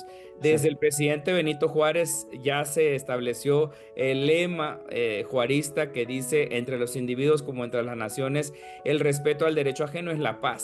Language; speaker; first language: Spanish; native; Spanish